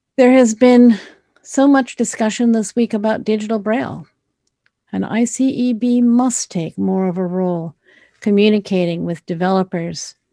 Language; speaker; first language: English; native; English